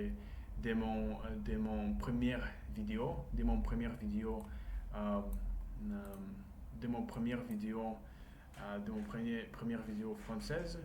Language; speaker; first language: French; non-native, learner; Russian